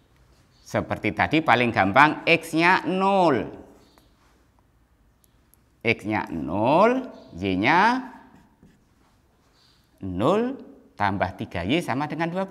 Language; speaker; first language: Indonesian; native; Indonesian